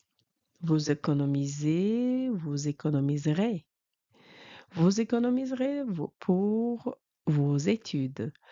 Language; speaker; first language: French; non-native, fluent; Mongolian